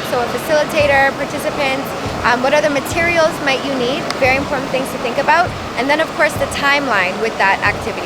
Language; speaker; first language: English; native; English